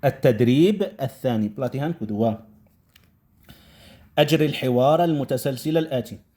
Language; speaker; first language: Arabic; non-native, fluent; Indonesian